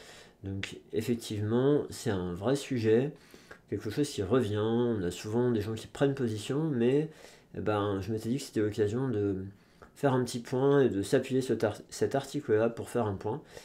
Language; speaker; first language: French; native; French